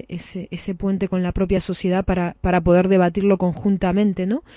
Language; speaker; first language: Spanish; native; Spanish